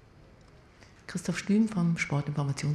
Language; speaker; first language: German; native; German